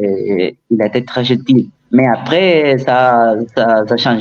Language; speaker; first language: French; non-native, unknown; Spanish